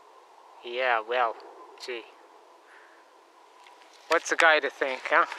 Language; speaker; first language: English; native; English